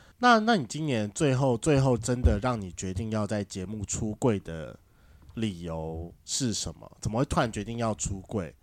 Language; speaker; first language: Chinese; native; Chinese